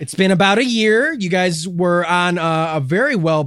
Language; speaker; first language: English; native; English